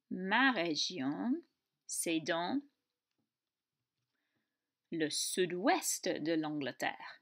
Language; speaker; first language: French; non-native, fluent; English